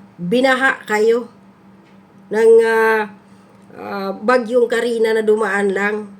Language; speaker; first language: Filipino; non-native, local second language; Cebuano